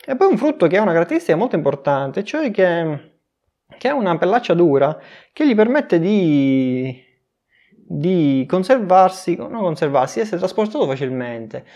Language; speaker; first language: Italian; native; Italian